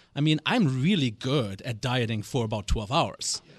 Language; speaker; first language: English; non-native, fluent; German